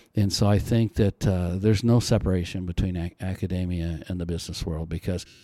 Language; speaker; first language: English; native; English